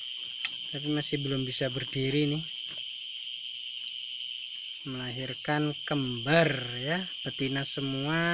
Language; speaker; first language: Indonesian; native; Indonesian